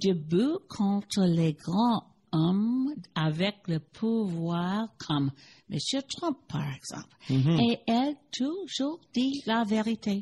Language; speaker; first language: French; non-native, learner; English